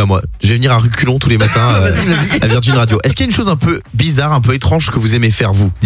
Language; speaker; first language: French; native; French